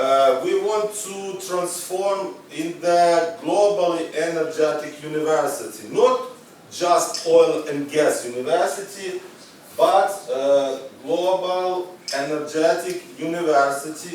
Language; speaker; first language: English; non-native, learner; Ukrainian